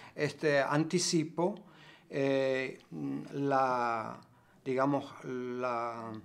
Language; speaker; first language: Spanish; non-native, fluent; German